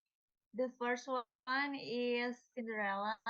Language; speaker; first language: English; non-native, learner; Indonesian